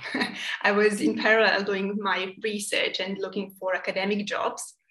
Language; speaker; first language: English; non-native, fluent; Serbian